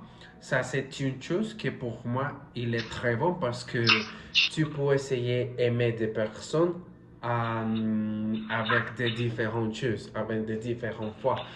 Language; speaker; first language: French; non-native, learner; Spanish